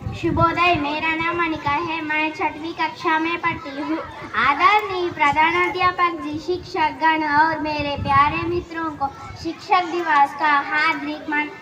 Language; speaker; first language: Hindi; non-native, local second language; Telugu